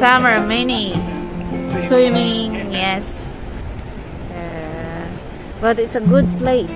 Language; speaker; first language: English; non-native, learner; Filipino